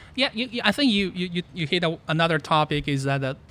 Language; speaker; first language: English; non-native, fluent; Chinese